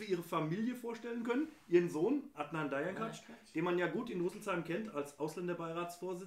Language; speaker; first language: German; native; German